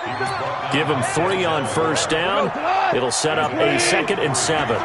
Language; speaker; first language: English; native; English